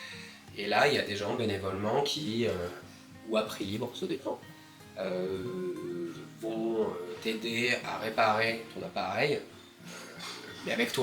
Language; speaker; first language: French; native; French